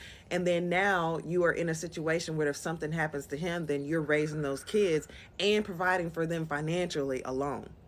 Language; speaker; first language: English; native; English